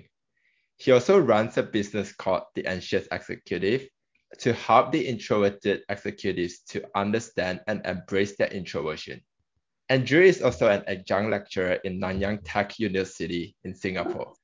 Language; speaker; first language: English; non-native, local second language; Chinese